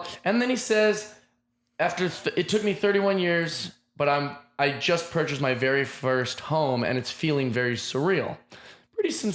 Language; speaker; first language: English; native; English